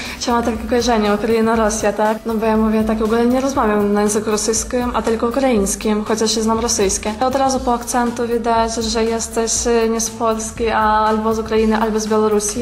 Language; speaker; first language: Polish; early bilingual, heritage; Polish